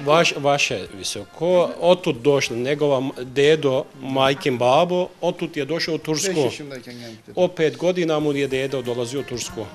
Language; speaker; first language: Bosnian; early bilingual, heritage; Bosnian